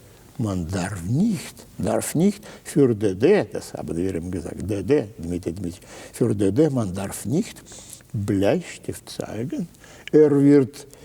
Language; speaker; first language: German; non-native, fluent; Russian